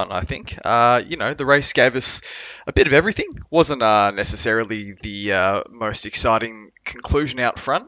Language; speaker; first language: English; native; English